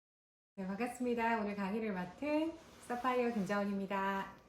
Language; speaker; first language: Korean; native; Korean